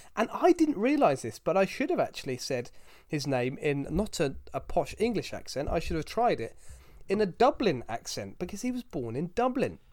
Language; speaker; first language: English; native; English